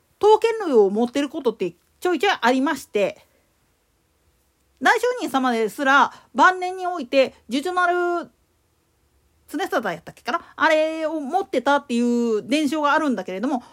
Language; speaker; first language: Japanese; native; Japanese